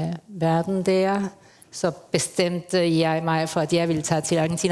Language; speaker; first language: Danish; non-native, fluent; Spanish